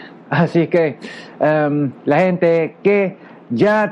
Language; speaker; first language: Spanish; non-native, local second language; Filipino